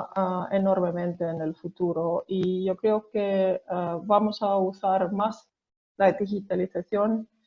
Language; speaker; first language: Spanish; non-native, fluent; Estonian